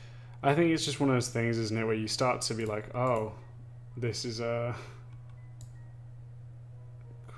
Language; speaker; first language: English; native; English